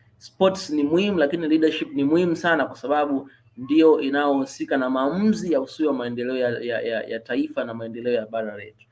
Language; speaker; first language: Swahili; native; Swahili